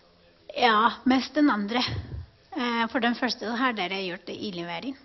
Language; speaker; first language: Norwegian; non-native, fluent; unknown